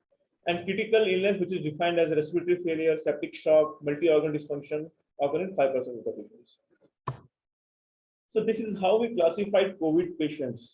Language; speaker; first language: English; non-native, local second language; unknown